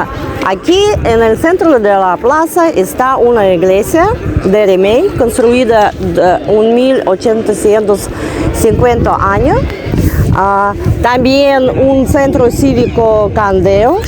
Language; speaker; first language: Spanish; non-native, learner; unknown